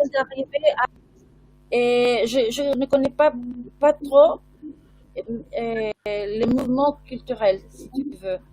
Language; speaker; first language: French; non-native, fluent; Spanish